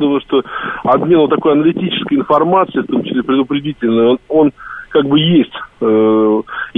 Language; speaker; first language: Russian; native; Russian